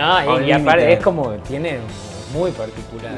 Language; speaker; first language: Spanish; native; Spanish